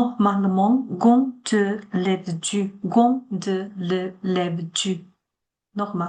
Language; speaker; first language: French; non-native, learner; Chinese